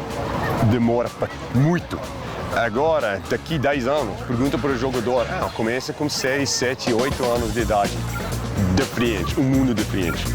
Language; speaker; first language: Portuguese; non-native, learner; English